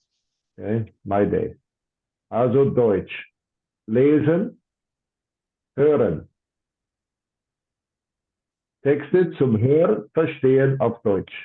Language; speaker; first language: German; non-native, fluent; English